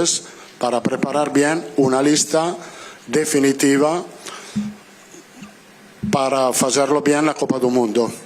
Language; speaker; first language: Spanish; non-native, fluent; Italian